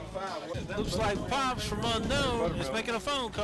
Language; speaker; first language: English; native; English